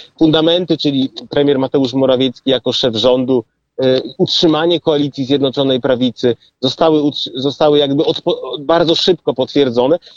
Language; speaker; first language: Polish; native; Polish